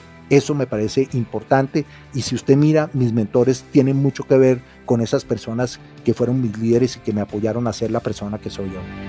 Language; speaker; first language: Spanish; native; Spanish